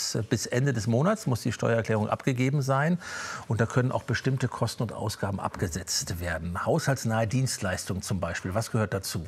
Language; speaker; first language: German; native; German